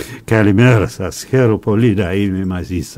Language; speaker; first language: Greek; non-native, fluent; English